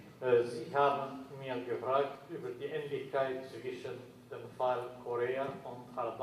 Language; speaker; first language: German; non-native, learner; Albanian